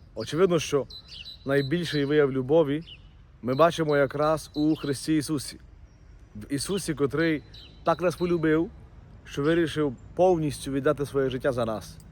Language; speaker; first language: Ukrainian; native; Ukrainian